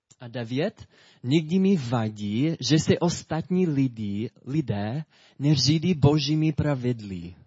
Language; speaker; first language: Czech; non-native, fluent; English